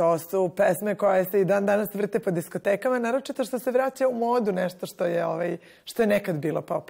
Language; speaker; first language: Serbian; native; Serbian